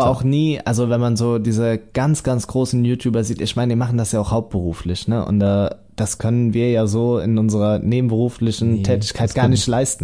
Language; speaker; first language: German; native; German